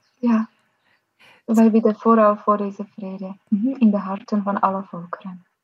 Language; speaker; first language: Dutch; non-native, fluent; Slovak